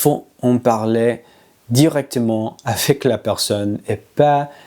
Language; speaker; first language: French; non-native, learner; English